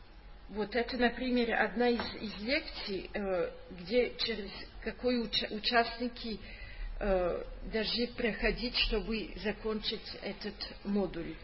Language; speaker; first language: Russian; non-native, fluent; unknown